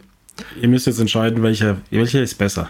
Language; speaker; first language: German; native; German